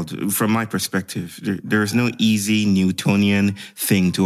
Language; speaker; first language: English; non-native, local second language; Yoruba